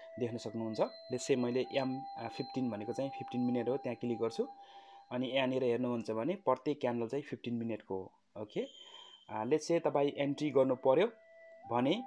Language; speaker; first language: Nepali; native; Nepali